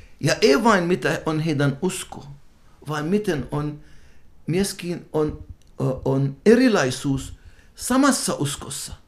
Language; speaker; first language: Finnish; non-native, fluent; Arabic